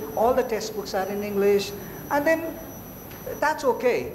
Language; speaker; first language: English; non-native, local second language; Nepali